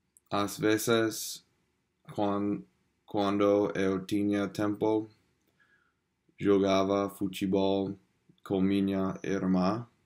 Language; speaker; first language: Portuguese; non-native, learner; English